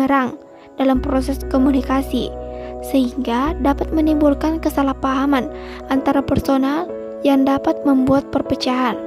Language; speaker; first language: Indonesian; native; Indonesian